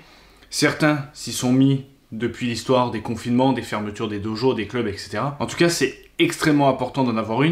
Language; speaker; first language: French; native; French